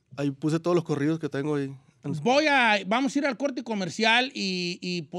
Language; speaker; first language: Spanish; native; Spanish